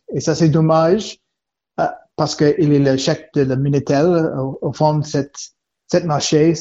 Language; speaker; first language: French; non-native, learner; English